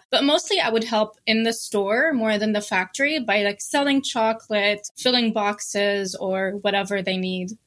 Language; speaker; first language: English; non-native, fluent; Arabic